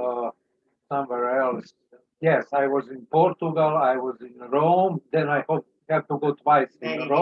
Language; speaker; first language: English; non-native, learner; Serbian